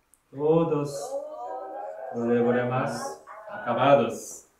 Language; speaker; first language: Spanish; non-native, learner; Korean